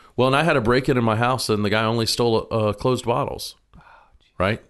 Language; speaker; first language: English; native; English